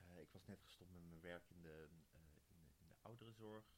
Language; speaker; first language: Dutch; native; Dutch